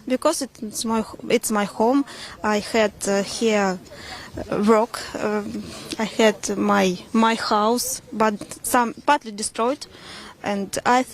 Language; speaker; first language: English; non-native, learner; Russian